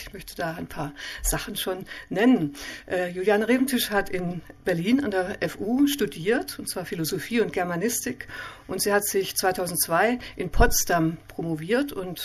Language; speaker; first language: German; native; German